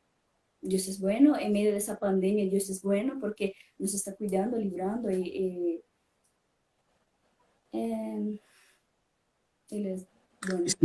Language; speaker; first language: Spanish; non-native, fluent; Portuguese